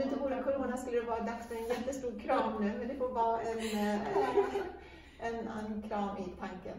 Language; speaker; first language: Swedish; native; Swedish